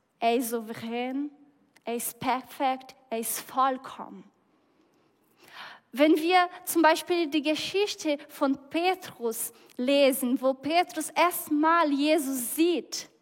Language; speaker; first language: German; non-native, fluent; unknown